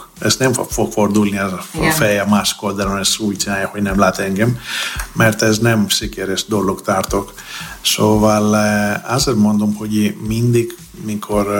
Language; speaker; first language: Hungarian; non-native, learner; Greek